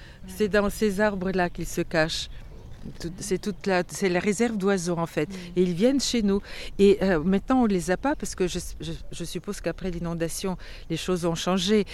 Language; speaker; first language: French; non-native, fluent; Bulgarian